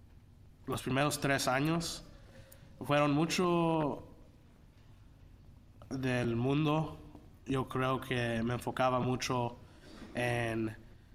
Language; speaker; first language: Spanish; early bilingual, heritage; Spanish